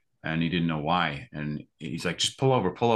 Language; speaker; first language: English; native; English